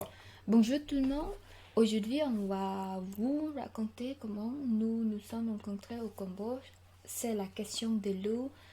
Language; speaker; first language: French; non-native, learner; Khmer